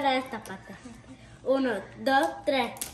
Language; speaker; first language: Spanish; early bilingual, heritage; Spanish